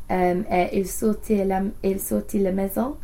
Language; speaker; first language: French; non-native, learner; English